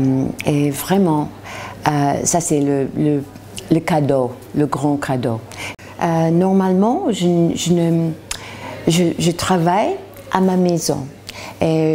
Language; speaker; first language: French; non-native, learner; English